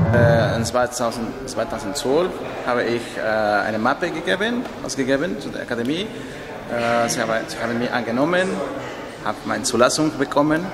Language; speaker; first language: German; non-native, learner; Spanish